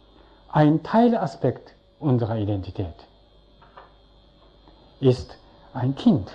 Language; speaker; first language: German; non-native, fluent; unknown